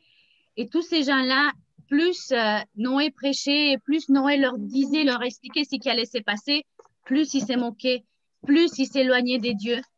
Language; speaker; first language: French; native; French